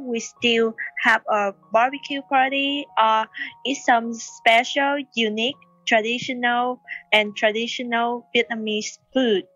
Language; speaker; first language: English; non-native, learner; Vietnamese